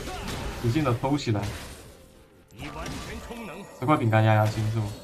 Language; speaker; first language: Chinese; native; Chinese